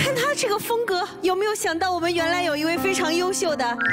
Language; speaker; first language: Chinese; native; Chinese